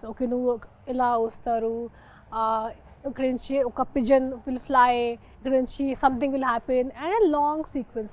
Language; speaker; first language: Telugu; non-native, local second language; Hindi